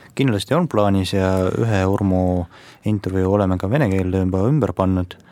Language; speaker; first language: Estonian; non-native, local second language; Russian